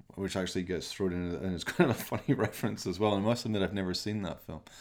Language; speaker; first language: English; native; English